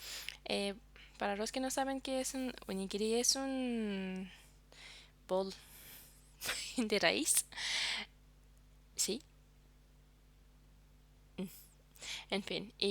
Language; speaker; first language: Spanish; non-native, fluent; French